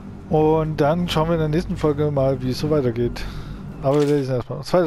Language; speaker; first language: German; native; German